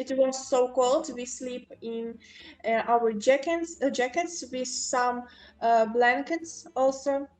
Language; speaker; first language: English; non-native, local second language; Ukrainian